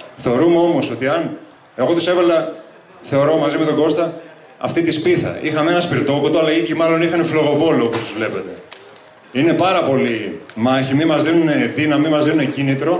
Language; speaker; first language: Greek; native; Greek